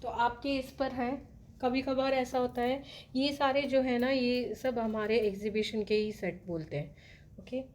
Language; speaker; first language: Hindi; non-native, local second language; Telugu